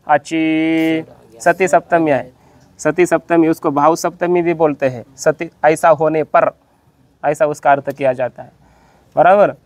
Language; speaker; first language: Hindi; non-native, local second language; Marathi